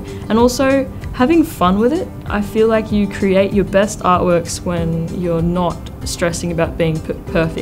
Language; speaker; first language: English; native; English